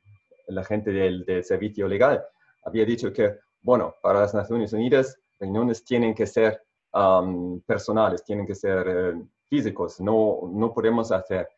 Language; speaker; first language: Spanish; non-native, fluent; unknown